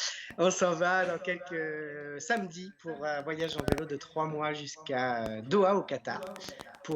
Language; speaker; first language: French; native; French